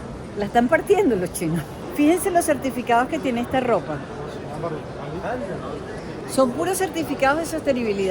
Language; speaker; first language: Spanish; native; Spanish